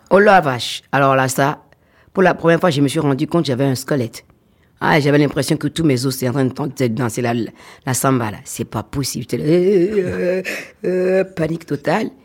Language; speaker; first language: French; non-native, local second language; Fon